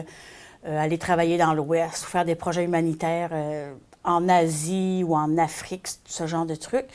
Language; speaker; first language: French; native; French